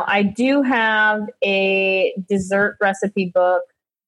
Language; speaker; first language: English; native; English